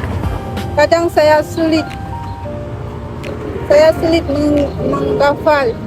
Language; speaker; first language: Indonesian; non-native, learner; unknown